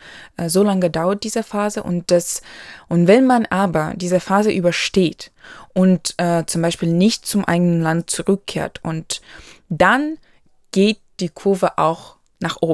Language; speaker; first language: German; non-native, local second language; Ukrainian